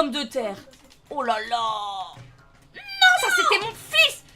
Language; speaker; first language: French; native; French